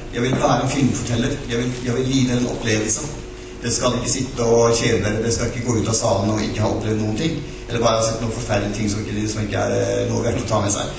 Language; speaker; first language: Norwegian; non-native, local second language; Northern Sami